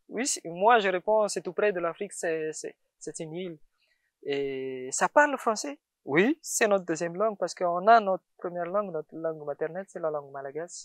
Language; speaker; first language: French; non-native, local second language; Malagasy